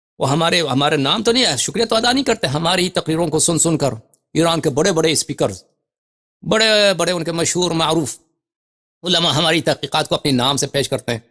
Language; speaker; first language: Urdu; native; Urdu